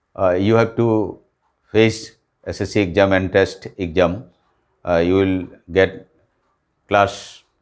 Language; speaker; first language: English; non-native, local second language; Bangla